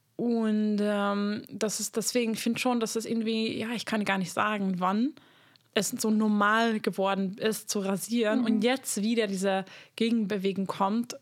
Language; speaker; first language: German; non-native, fluent; Hungarian